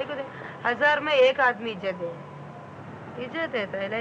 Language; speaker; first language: Hindi; non-native, local second language; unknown